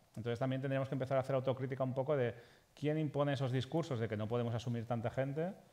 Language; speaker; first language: Spanish; native; Spanish